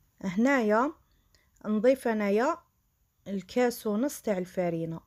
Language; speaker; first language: Arabic; native; Arabic